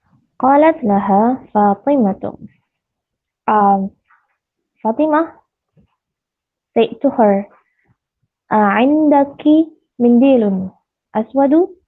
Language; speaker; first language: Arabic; non-native, learner; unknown